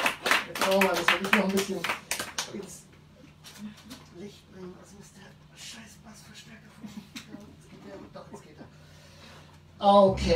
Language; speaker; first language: German; native; German